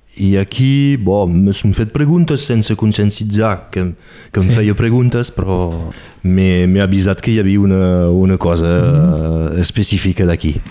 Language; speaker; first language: Catalan; non-native, local second language; French